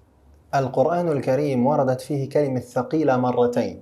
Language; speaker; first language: Arabic; native; Arabic